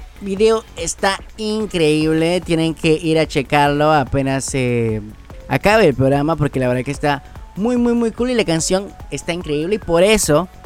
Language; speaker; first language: Spanish; native; Spanish